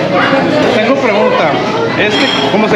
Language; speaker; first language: Spanish; early bilingual, heritage; Spanish